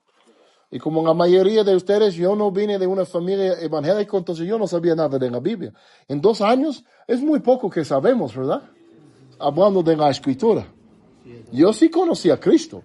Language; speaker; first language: Spanish; non-native, fluent; English